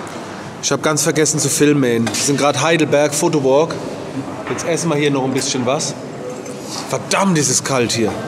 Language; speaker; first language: German; native; German